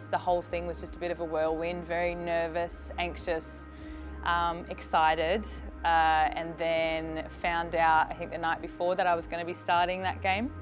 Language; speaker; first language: English; native; English